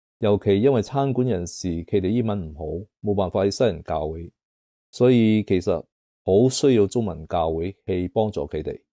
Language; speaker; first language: Cantonese; native; Cantonese